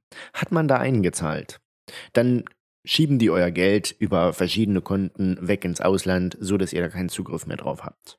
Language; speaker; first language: German; native; German